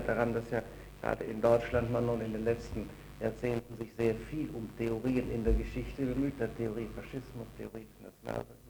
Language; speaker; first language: German; native; German